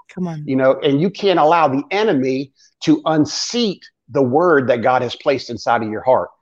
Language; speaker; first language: English; native; English